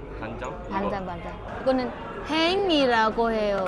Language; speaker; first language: Korean; non-native, learner; Vietnamese